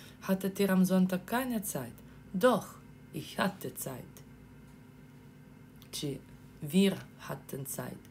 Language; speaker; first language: German; non-native, fluent; Ukrainian